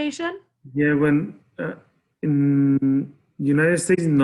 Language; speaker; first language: English; non-native, learner; Spanish